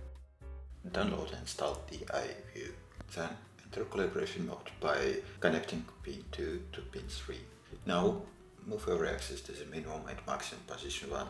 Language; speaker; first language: English; non-native, fluent; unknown